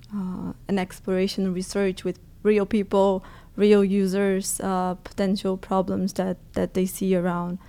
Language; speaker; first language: English; non-native, fluent; Portuguese